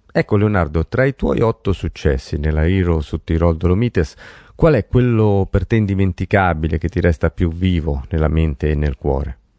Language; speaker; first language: Italian; native; Italian